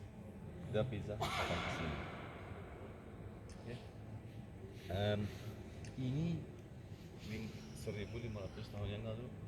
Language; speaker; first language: Indonesian; non-native, learner; Turkish